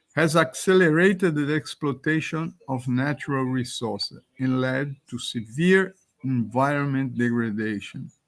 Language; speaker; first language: English; non-native, fluent; Portuguese